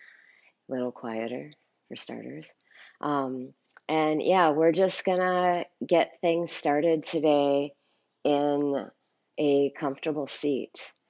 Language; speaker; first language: English; native; English